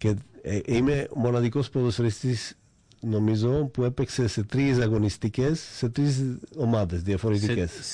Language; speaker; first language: Greek; non-native, fluent; Slovak